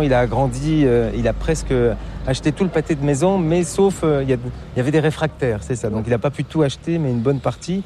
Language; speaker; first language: French; native; French